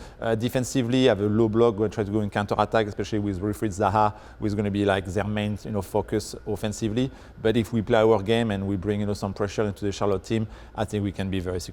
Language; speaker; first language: English; non-native, fluent; French